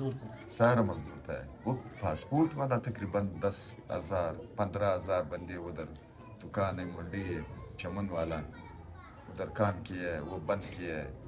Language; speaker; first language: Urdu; non-native, local second language; Pashto